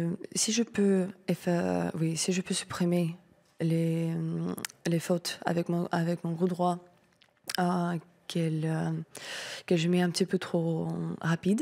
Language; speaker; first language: French; non-native, learner; Russian